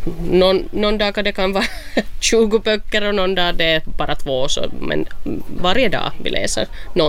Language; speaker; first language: Swedish; non-native, local second language; Finnish